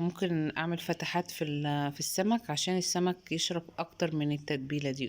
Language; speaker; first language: Arabic; native; Arabic